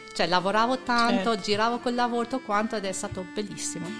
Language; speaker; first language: Italian; non-native, fluent; Albanian